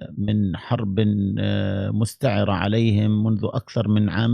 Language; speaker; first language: Arabic; native; Arabic